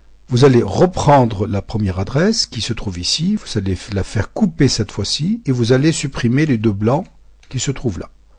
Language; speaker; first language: French; native; French